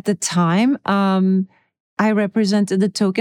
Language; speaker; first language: English; early bilingual, other home language; Czech